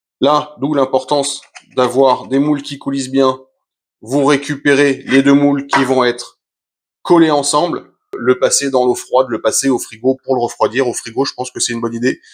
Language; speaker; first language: French; native; French